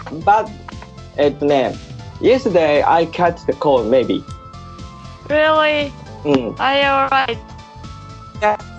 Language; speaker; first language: English; non-native, learner; Japanese